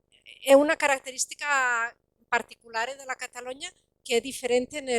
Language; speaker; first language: Italian; non-native, fluent; Catalan